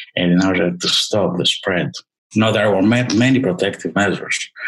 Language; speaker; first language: English; non-native, fluent; Greek